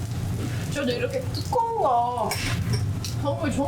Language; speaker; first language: Korean; non-native, learner; Portuguese